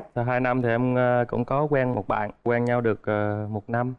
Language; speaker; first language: Vietnamese; native; Vietnamese